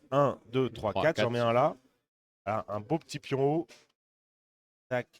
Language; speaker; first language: French; native; French